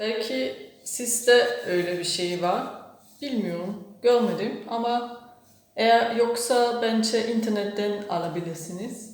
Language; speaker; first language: Turkish; non-native, learner; German